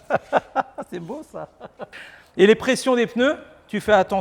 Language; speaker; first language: French; native; French